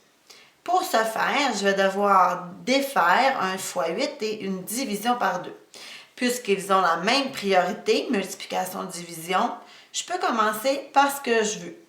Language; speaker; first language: French; native; French